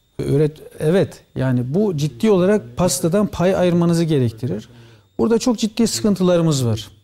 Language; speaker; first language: Turkish; early bilingual, heritage; Turkish